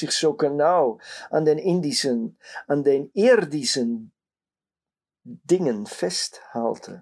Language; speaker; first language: German; non-native, fluent; Dutch